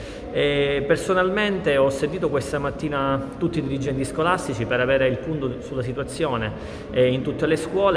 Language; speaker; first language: Italian; native; Italian